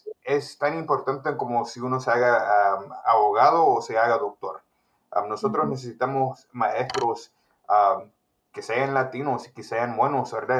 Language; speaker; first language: Spanish; early bilingual, heritage; Spanish